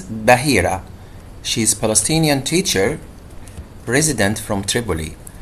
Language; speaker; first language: English; non-native, fluent; Arabic